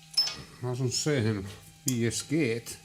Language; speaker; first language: German; non-native, learner; Finnish